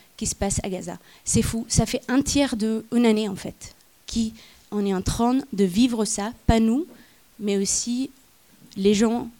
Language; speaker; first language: French; non-native, fluent; Arabic